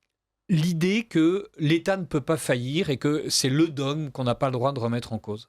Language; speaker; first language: French; native; French